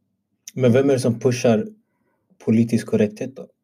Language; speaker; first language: Swedish; early bilingual, other home language; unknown